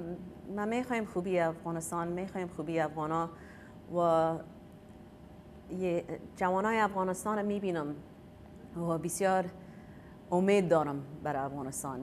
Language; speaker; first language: Persian; early bilingual, heritage; Persian